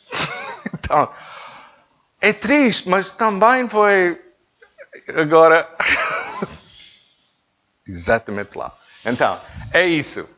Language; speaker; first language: Portuguese; non-native, learner; English